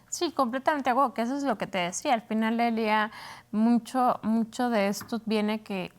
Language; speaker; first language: Spanish; native; Spanish